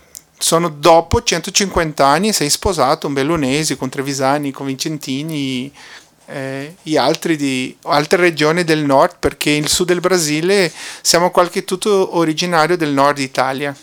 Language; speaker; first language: Italian; non-native, fluent; Portuguese